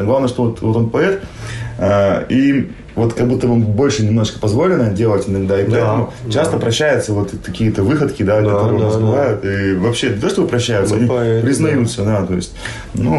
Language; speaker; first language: Russian; native; Russian